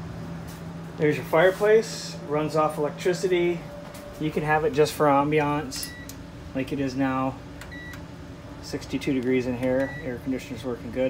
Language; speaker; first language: English; native; English